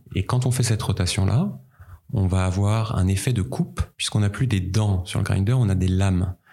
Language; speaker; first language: French; native; French